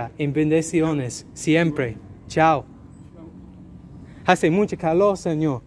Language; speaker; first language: Spanish; non-native, learner; English